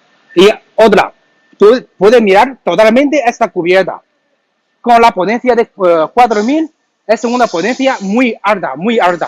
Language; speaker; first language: Spanish; non-native, learner; Chinese